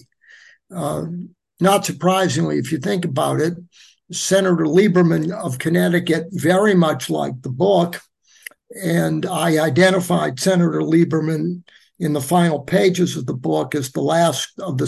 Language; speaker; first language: English; native; English